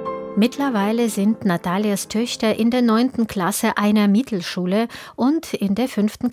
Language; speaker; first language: German; native; German